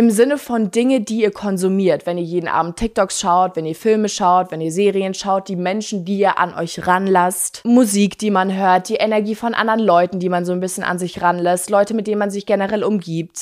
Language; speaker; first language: German; native; German